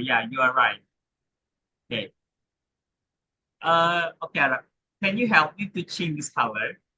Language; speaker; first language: English; non-native, learner; Indonesian